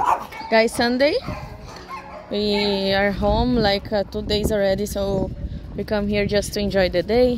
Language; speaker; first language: English; non-native, learner; Portuguese